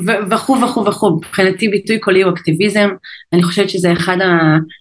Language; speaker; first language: Hebrew; native; Hebrew